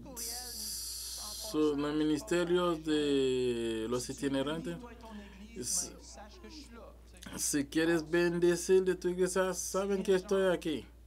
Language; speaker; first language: Spanish; non-native, learner; French